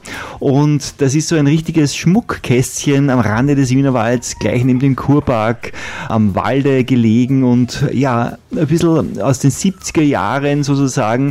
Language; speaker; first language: German; native; German